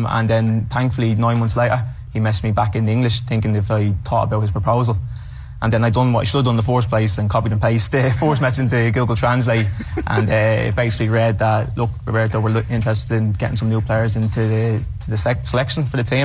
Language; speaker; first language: English; native; English